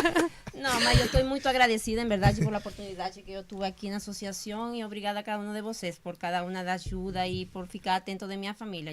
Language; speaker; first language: Portuguese; non-native, fluent; Spanish